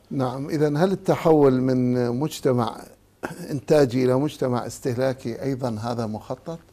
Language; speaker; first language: Arabic; native; Arabic